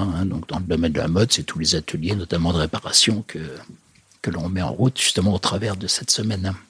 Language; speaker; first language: French; native; French